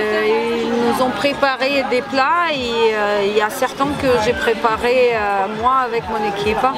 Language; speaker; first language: French; non-native, learner; Ukrainian